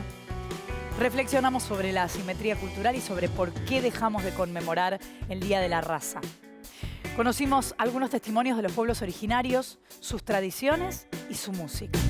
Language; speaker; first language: Spanish; native; Spanish